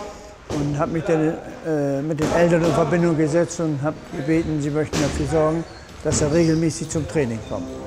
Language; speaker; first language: German; native; German